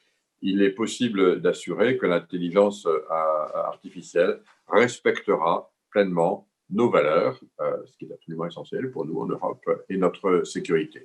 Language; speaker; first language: French; native; French